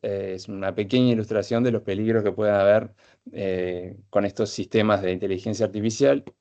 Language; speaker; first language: Spanish; native; Spanish